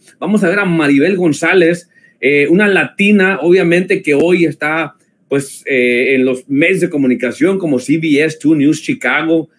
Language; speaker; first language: Spanish; native; Spanish